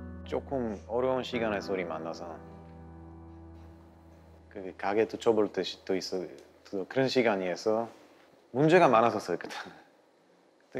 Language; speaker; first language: Korean; non-native, learner; Bulgarian